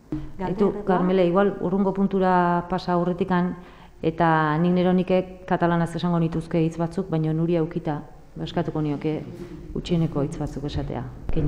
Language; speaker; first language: Basque; native; Basque